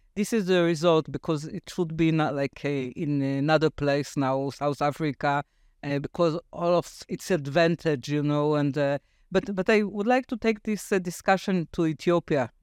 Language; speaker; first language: English; non-native, fluent; Hebrew